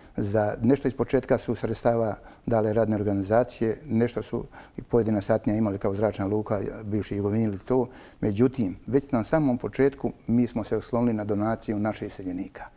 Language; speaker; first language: Croatian; native; Croatian